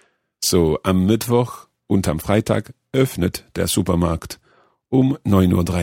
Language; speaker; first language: German; non-native, learner; English